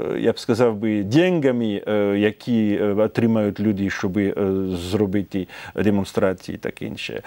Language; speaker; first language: Ukrainian; non-native, fluent; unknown